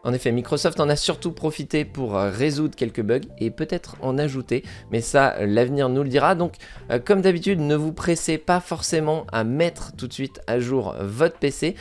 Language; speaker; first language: French; native; French